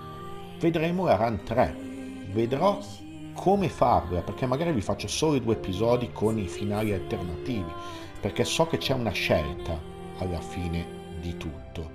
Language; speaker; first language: Italian; native; Italian